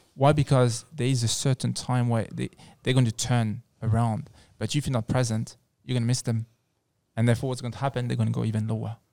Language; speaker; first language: English; non-native, fluent; French